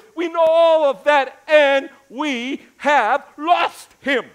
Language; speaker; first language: English; native; English